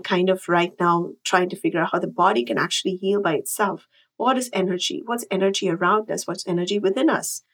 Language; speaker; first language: English; non-native, local second language; Tamil